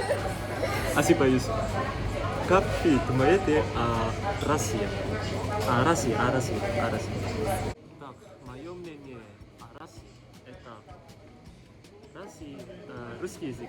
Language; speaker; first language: Russian; non-native, learner; Indonesian